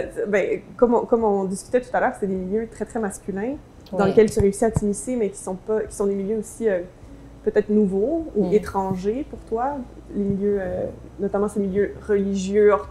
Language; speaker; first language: French; native; French